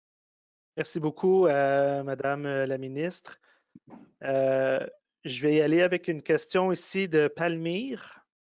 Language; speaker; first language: French; native; French